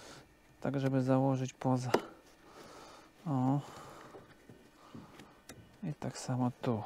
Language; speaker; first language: Polish; native; Polish